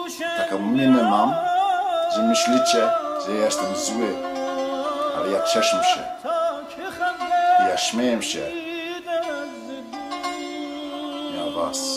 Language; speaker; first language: Polish; early bilingual, heritage; English